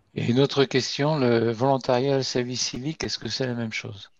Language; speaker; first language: French; native; French